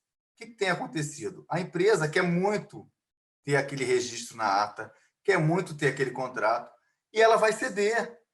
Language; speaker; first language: Portuguese; native; Portuguese